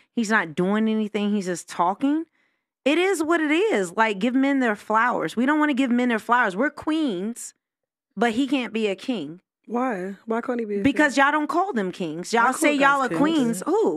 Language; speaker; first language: English; native; English